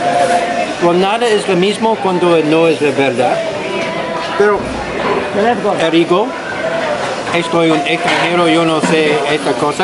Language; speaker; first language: Spanish; non-native, learner; English